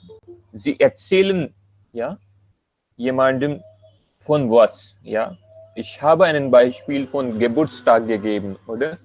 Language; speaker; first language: German; non-native, fluent; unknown